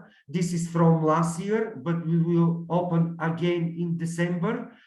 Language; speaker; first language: English; non-native, learner; Bulgarian